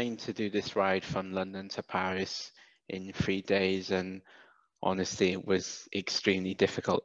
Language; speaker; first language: English; native; English